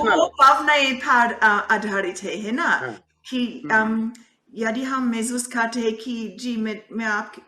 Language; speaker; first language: Hindi; non-native, fluent; English